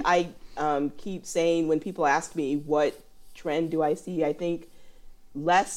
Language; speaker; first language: English; native; English